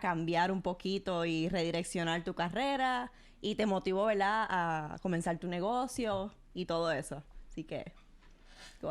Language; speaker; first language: Spanish; native; Spanish